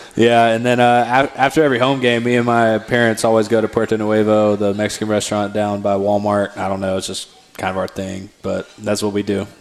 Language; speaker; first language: English; native; English